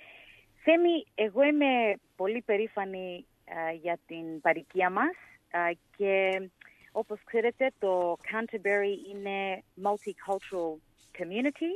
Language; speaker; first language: Greek; early bilingual, heritage; English